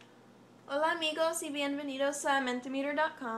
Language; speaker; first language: Spanish; non-native, learner; English